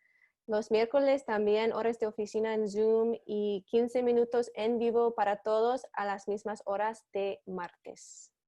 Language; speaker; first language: Spanish; non-native, fluent; English